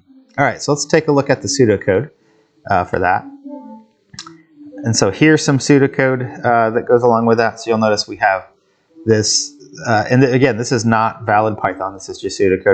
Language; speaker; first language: English; native; English